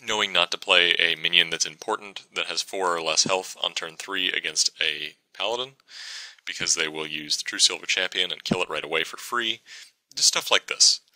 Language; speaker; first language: English; native; English